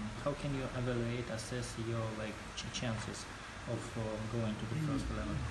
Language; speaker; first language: English; non-native, fluent; Russian